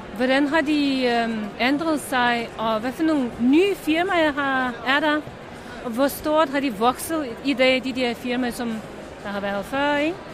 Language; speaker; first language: Danish; non-native, fluent; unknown